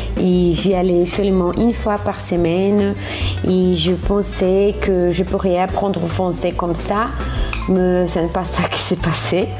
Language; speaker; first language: French; non-native, fluent; Portuguese